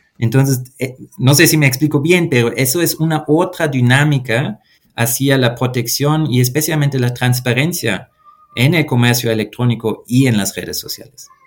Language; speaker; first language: Spanish; non-native, fluent; German